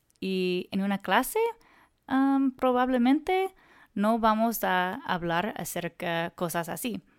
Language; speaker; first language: Spanish; non-native, learner; English